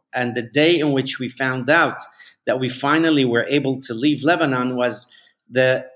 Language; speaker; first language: English; non-native, fluent; Arabic